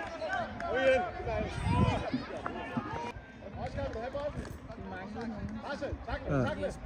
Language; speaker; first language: Danish; native; Danish